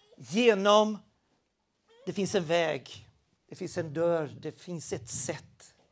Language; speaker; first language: Swedish; non-native, fluent; Spanish